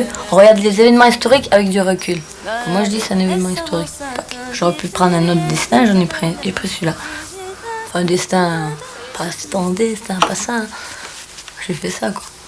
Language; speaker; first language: French; native; French